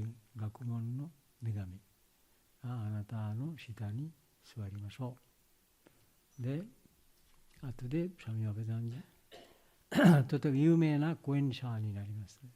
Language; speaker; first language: Japanese; non-native, learner; Bangla